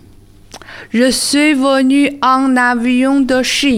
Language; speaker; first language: French; non-native, learner; Chinese